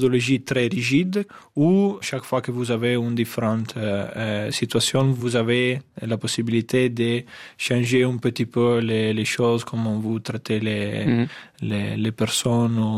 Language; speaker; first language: French; non-native, fluent; Italian